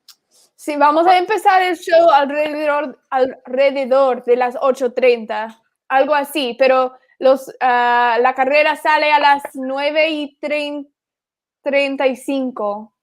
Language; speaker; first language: Spanish; non-native, fluent; English